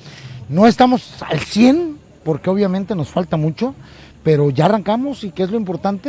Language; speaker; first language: Spanish; native; Spanish